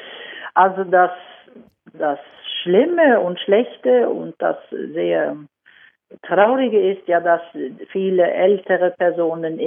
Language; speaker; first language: German; non-native, fluent; Swedish